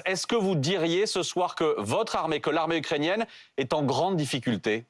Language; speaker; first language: French; native; French